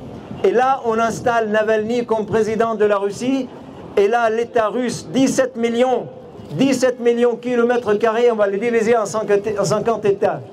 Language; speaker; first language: French; non-native, fluent; Arabic